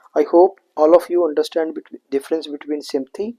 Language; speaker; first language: English; non-native, local second language; Punjabi